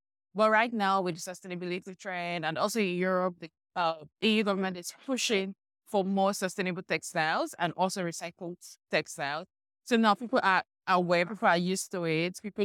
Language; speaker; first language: English; non-native, local second language; Yoruba